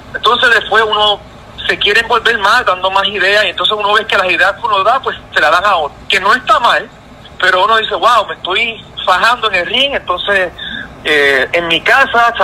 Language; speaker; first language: Spanish; native; Spanish